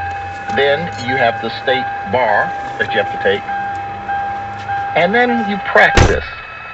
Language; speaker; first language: English; native; English